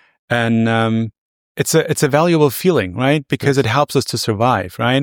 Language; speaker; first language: English; non-native, fluent; German